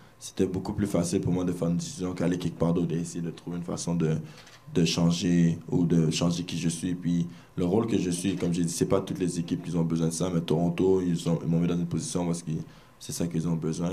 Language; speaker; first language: French; native; French